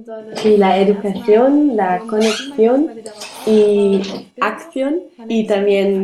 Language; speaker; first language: Spanish; non-native, learner; German